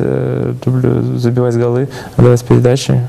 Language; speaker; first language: Polish; non-native, learner; Russian